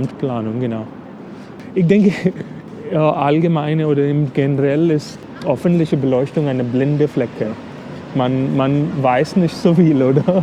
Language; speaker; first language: German; non-native, fluent; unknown